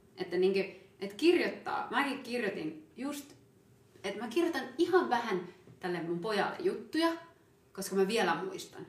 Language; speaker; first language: Finnish; early bilingual, other home language; Amharic